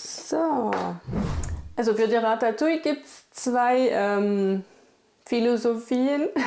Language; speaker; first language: German; non-native, fluent; French